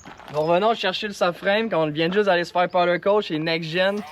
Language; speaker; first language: French; native; French